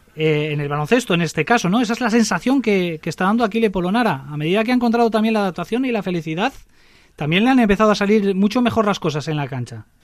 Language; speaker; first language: Spanish; native; Spanish